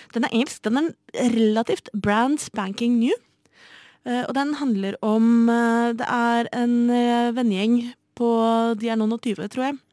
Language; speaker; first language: Norwegian; native; Norwegian